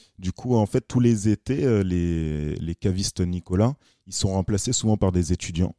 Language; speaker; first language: French; native; French